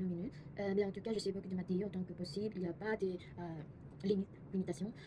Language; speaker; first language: French; non-native, learner; Korean